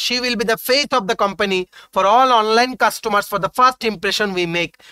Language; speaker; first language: English; non-native, local second language; Bangla